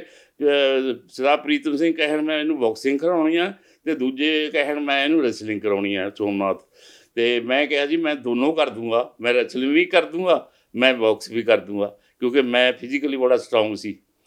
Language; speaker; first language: Punjabi; native; Punjabi